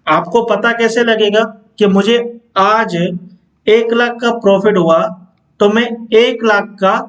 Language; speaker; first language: Hindi; non-native, local second language; Gujarati